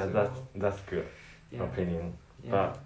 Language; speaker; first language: English; non-native, learner; Japanese